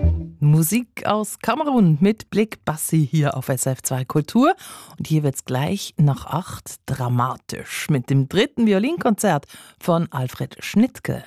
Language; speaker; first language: German; native; German